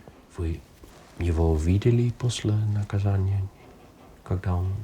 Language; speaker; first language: Russian; non-native, fluent; Dutch